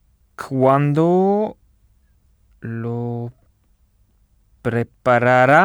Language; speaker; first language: Italian; non-native, learner; French